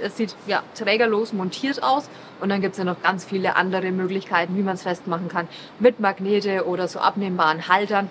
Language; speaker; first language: German; native; German